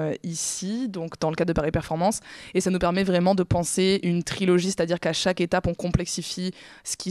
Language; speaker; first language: French; native; French